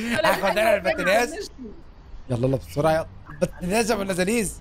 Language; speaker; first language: Arabic; native; Arabic